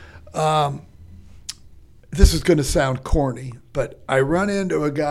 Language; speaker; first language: English; native; English